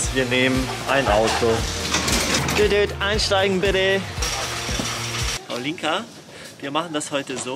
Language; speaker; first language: German; native; German